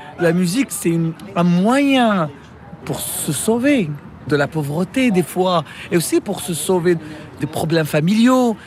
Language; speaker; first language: French; non-native, local second language; Arabic